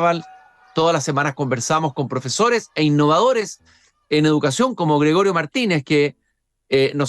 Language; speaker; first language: Spanish; native; Spanish